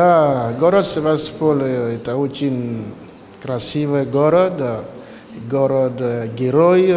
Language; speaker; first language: Russian; non-native, learner; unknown